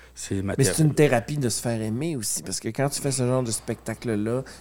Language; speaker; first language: French; native; French